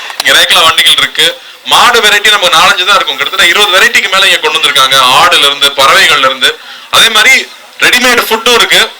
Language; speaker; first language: Tamil; native; Tamil